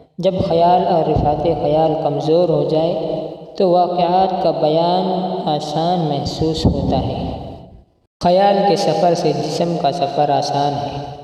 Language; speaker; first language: Urdu; non-native, local second language; Punjabi